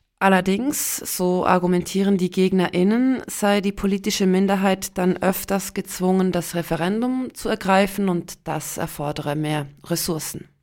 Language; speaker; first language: German; native; German